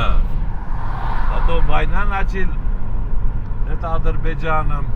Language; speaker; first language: Russian; non-native, learner; Armenian